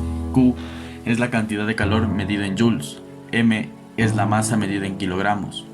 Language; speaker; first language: Spanish; native; Spanish